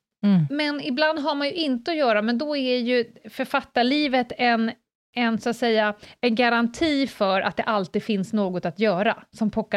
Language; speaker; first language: Swedish; native; Swedish